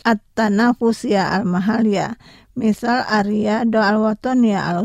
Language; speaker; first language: Arabic; non-native, fluent; Indonesian